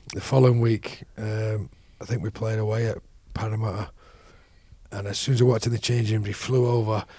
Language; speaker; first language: English; native; English